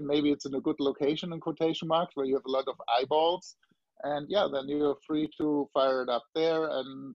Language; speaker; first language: English; non-native, fluent; German